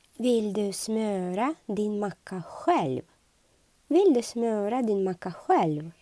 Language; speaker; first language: Swedish; non-native, learner; Ukrainian